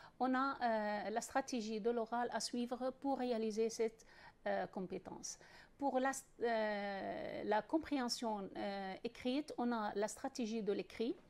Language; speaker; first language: French; non-native, fluent; Arabic